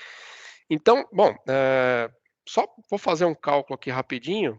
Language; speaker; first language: Portuguese; native; Portuguese